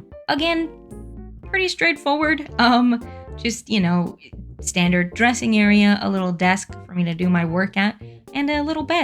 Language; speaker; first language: English; native; English